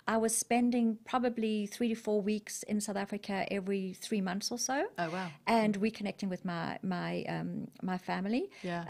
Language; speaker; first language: English; native; English